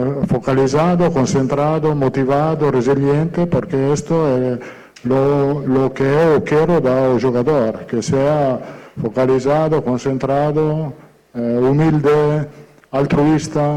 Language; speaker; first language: Portuguese; non-native, fluent; Italian